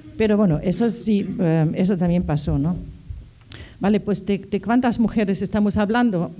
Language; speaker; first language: Spanish; non-native, fluent; German